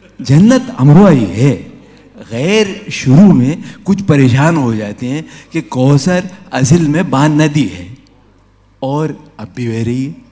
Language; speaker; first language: Urdu; native; Urdu